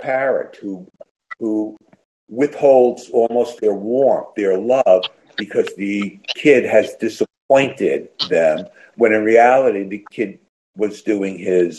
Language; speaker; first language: English; native; English